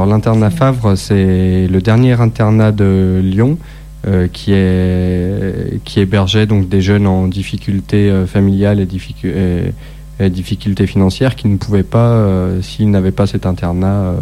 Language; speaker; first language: French; native; French